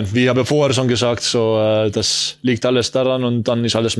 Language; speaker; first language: German; non-native, learner; Estonian